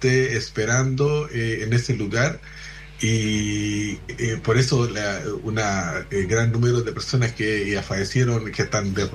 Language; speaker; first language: Spanish; non-native, fluent; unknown